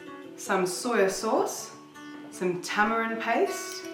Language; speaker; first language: English; native; English